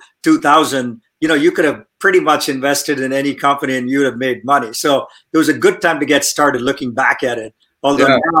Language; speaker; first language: English; non-native, local second language; Tamil